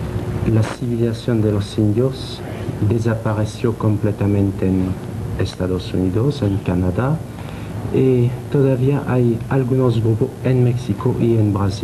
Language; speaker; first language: Spanish; non-native, learner; French